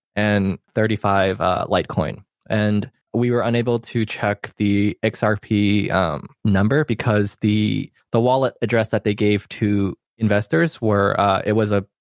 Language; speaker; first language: English; non-native, local second language; Cantonese